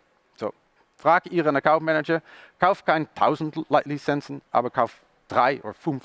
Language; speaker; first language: German; non-native, learner; Dutch